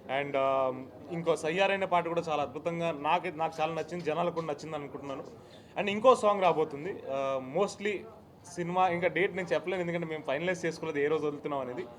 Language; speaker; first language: Telugu; native; Telugu